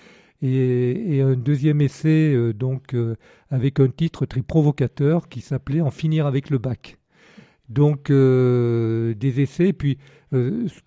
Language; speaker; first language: French; native; French